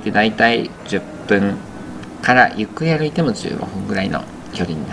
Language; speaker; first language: Japanese; native; Japanese